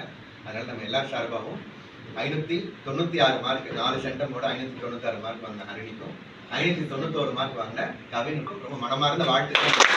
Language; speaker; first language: Tamil; native; Tamil